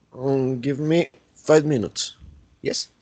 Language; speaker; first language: English; non-native, learner; Spanish